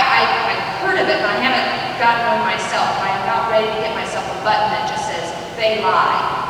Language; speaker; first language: English; native; English